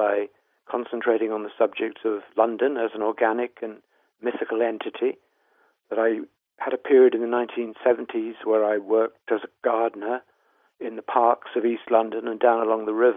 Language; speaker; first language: English; native; English